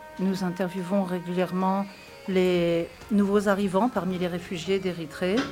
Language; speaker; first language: French; native; French